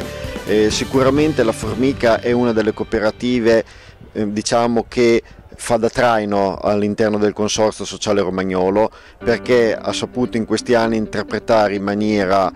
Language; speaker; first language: Italian; native; Italian